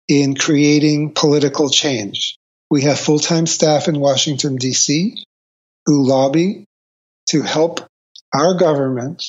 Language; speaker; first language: English; native; English